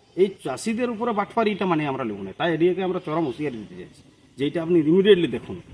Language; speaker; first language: Bangla; native; Bangla